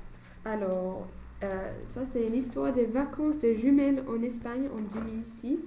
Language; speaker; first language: French; non-native, learner; English